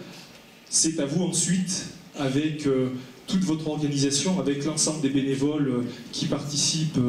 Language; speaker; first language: French; native; French